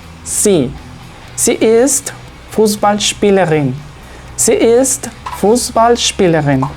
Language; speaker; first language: German; non-native, learner; Spanish